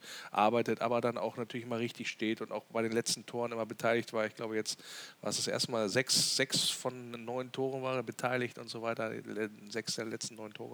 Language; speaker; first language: German; native; German